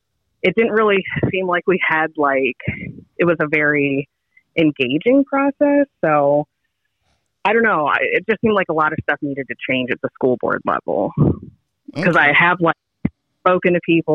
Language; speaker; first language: English; native; English